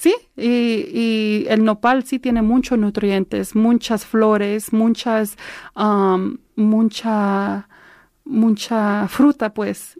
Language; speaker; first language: Spanish; early bilingual, heritage; Spanish